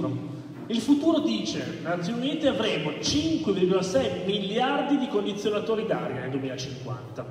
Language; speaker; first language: Italian; native; Italian